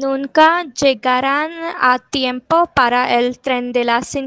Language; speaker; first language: Spanish; non-native, learner; English